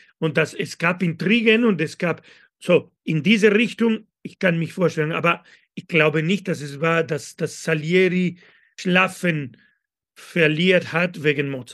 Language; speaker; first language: German; non-native, fluent; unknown